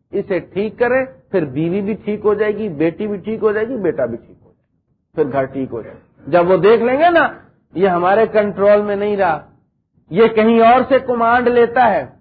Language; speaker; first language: Urdu; non-native, local second language; Punjabi